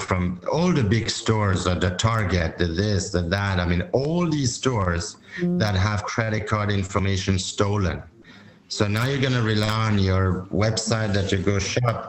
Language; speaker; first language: English; non-native, fluent; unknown